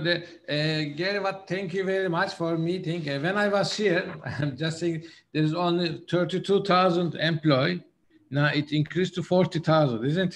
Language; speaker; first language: English; non-native, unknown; Turkish